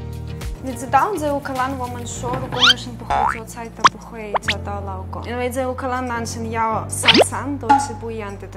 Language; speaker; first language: Chinese; non-native, learner; Ukrainian